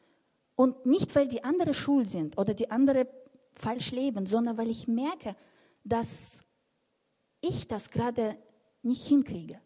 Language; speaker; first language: German; non-native, fluent; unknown